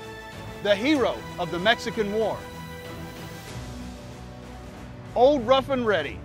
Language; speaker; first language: English; native; English